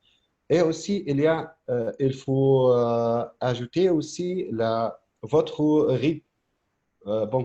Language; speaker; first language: French; non-native, fluent; Arabic